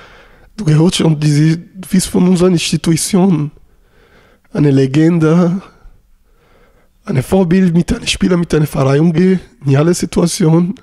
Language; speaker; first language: German; non-native, learner; Portuguese